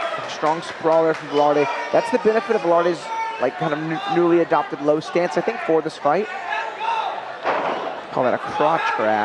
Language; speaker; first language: English; native; English